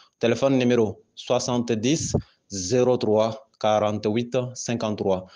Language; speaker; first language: French; non-native, local second language; Bambara